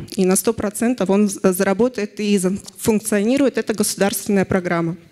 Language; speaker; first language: Russian; native; Russian